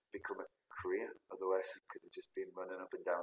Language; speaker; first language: English; native; English